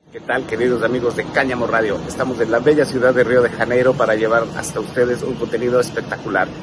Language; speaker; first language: Spanish; native; Spanish